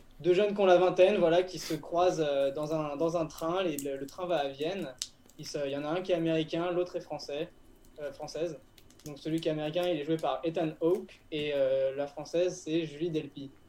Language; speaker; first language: French; native; French